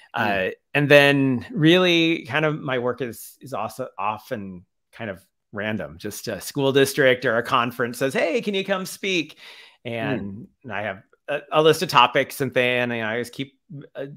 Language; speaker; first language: English; native; English